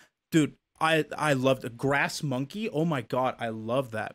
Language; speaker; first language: English; native; English